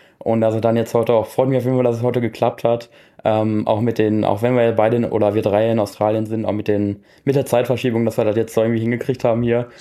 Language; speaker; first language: German; native; German